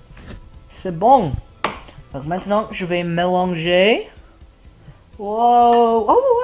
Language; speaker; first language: French; non-native, learner; English